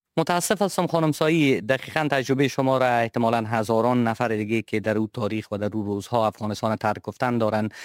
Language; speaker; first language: Persian; native; Persian